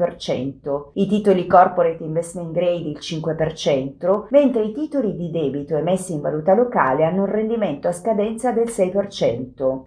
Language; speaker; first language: Italian; native; Italian